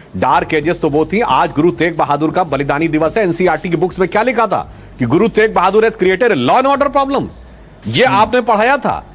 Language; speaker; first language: Hindi; native; Hindi